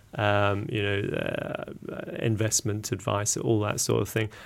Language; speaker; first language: English; native; English